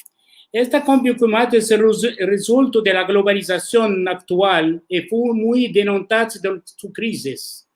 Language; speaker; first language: Spanish; non-native, learner; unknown